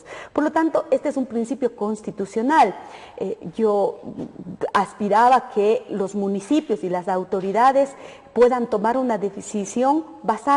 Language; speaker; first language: Spanish; native; Spanish